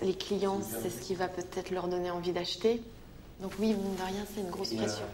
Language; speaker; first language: French; native; French